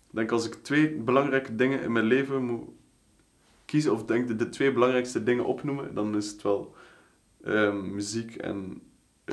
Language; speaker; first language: Dutch; native; Dutch